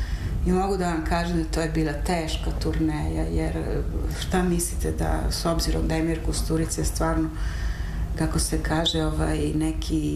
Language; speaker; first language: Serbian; non-native, fluent; Italian